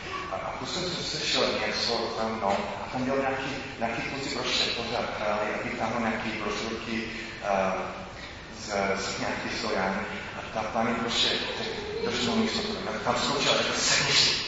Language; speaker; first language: Czech; non-native, fluent; English